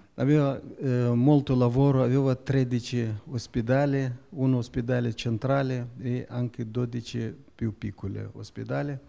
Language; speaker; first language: Italian; non-native, learner; Romanian